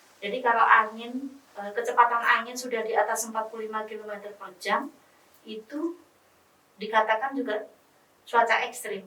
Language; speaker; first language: Indonesian; native; Indonesian